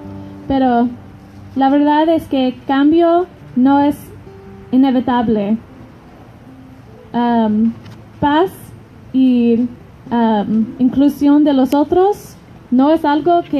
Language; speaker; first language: Spanish; non-native, learner; English